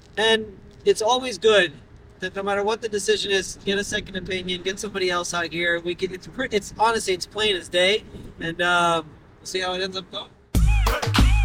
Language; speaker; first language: English; native; English